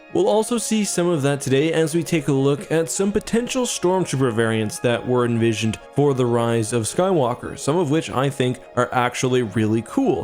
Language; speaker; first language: English; native; English